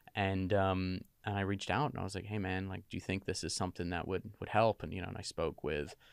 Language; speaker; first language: English; native; English